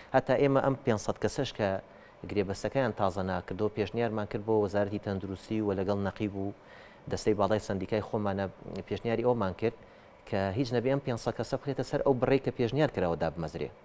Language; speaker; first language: Central Kurdish; native; Central Kurdish